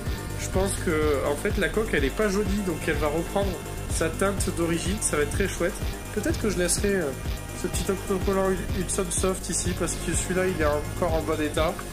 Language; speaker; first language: French; native; French